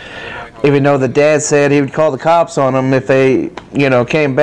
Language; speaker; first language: English; native; English